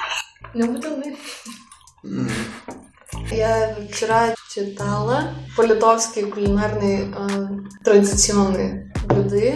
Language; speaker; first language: Russian; non-native, local second language; Lithuanian